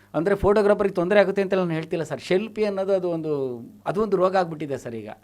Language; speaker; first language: Kannada; non-native, local second language; Telugu